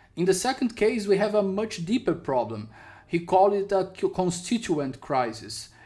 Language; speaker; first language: English; non-native, fluent; Portuguese